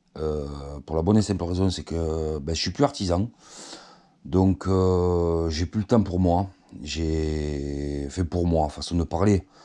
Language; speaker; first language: French; native; French